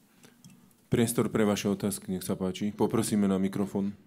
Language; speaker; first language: Slovak; native; Slovak